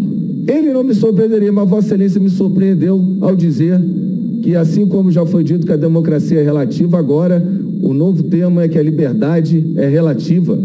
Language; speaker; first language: Portuguese; native; Portuguese